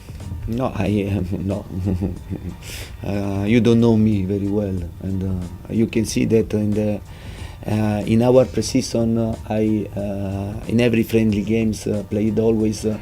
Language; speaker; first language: English; non-native, fluent; Italian